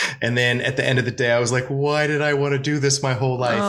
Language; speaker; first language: English; native; English